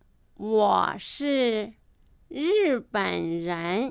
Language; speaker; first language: Chinese; non-native, fluent; Japanese